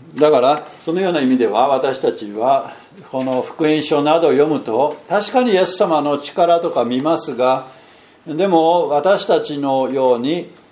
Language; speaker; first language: Japanese; non-native, fluent; English